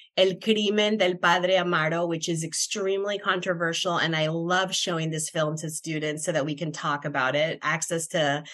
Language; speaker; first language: English; non-native, fluent; Spanish